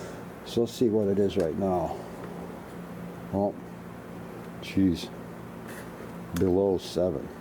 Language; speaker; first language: English; native; English